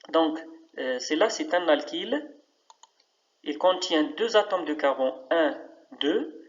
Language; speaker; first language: French; non-native, local second language; Arabic